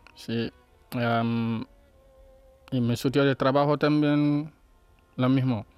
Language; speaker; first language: Spanish; non-native, learner; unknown